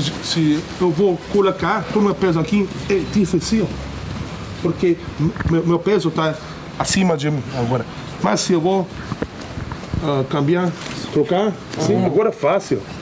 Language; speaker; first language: Portuguese; non-native, learner; English